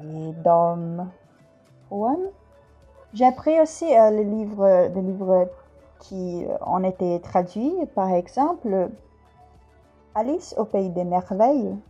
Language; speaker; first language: French; non-native, fluent; Portuguese